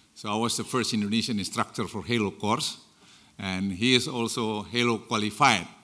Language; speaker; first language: English; non-native, fluent; Indonesian